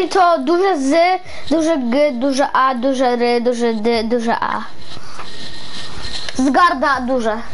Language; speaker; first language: Polish; early bilingual, heritage; Polish